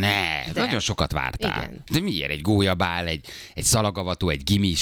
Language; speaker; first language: Hungarian; native; Hungarian